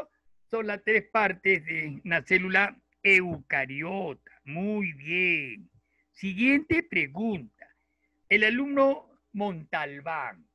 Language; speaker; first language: Spanish; native; Spanish